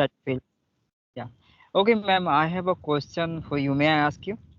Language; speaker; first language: English; non-native, local second language; Hindi